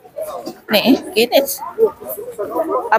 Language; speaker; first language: German; non-native, learner; Thai